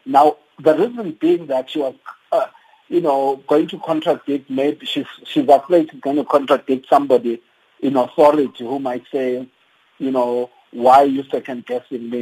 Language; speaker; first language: English; non-native, local second language; Swati